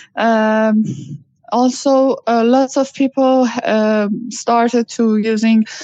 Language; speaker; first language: English; non-native, learner; Persian